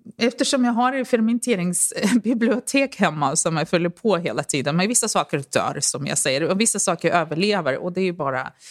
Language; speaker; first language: Swedish; non-native, fluent; Russian